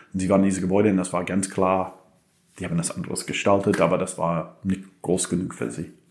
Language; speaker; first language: German; non-native, fluent; English